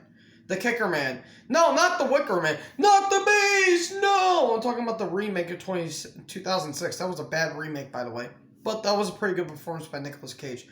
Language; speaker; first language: English; native; English